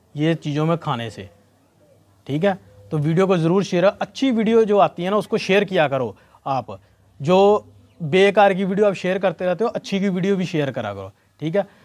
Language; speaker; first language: Hindi; non-native, local second language; Punjabi